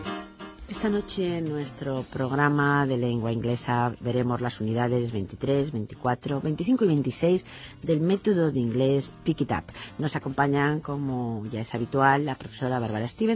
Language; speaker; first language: Spanish; native; Spanish